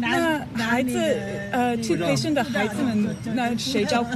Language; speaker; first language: Chinese; non-native, learner; English